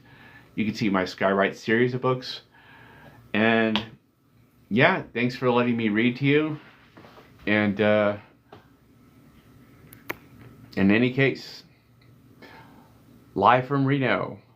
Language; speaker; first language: English; native; English